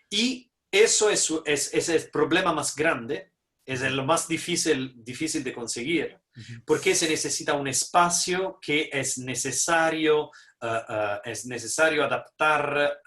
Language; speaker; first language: Spanish; non-native, fluent; Italian